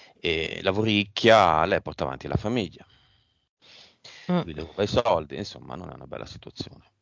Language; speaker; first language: Italian; native; Italian